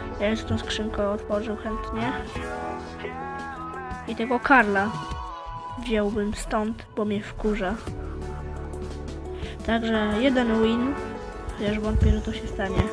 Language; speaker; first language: Polish; native; Polish